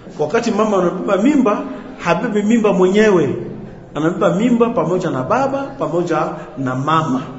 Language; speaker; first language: Swahili; native; Swahili